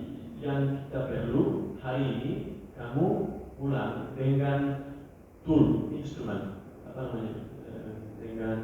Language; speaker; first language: Indonesian; non-native, learner; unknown